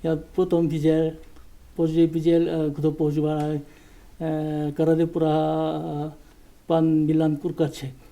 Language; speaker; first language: Czech; non-native, learner; Korean